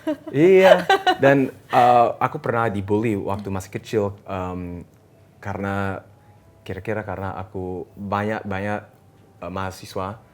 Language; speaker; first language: Indonesian; early bilingual, heritage; English